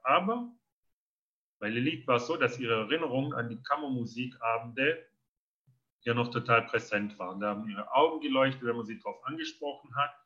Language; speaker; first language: German; native; German